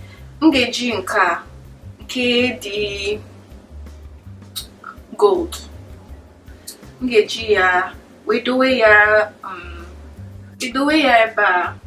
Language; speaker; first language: Igbo; early bilingual, heritage; English